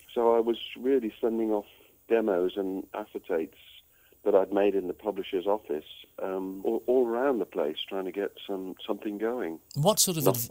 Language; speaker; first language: English; native; English